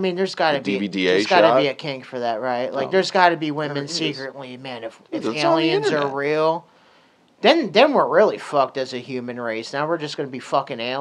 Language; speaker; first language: English; native; English